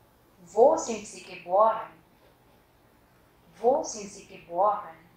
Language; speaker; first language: German; non-native, fluent; Vietnamese